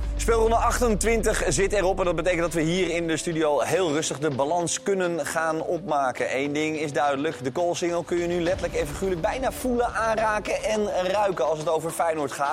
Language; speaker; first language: Dutch; native; Dutch